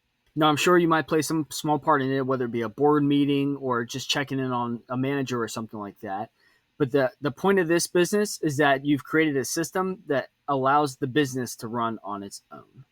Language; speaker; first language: English; native; English